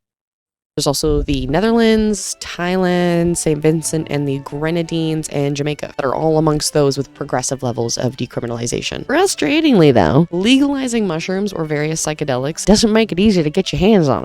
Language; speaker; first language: English; native; English